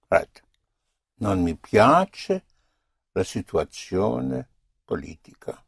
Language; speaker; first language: Italian; non-native, fluent; English